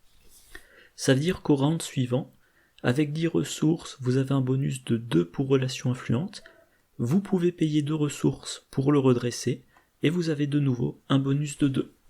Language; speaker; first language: French; native; French